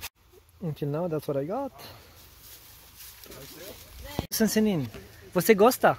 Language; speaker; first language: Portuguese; non-native, learner; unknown